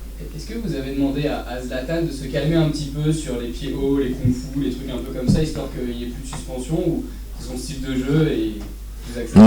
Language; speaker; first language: French; native; French